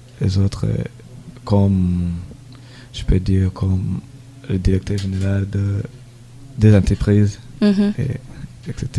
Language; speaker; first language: French; non-native, learner; Rundi